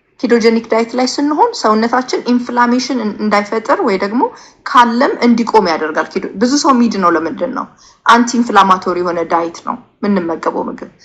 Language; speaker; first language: Amharic; native; Amharic